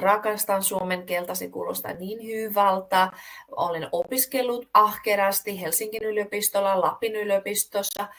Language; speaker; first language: Finnish; non-native, fluent; Greek